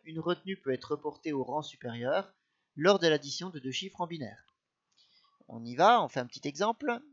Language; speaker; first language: French; native; French